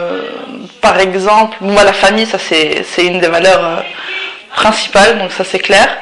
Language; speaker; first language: French; early bilingual, other home language; Arabic